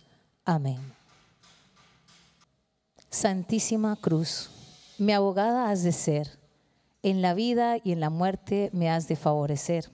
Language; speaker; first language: Spanish; native; Spanish